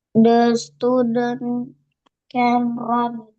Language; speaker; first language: English; non-native, learner; Indonesian